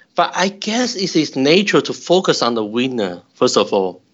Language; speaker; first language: English; non-native, fluent; Chinese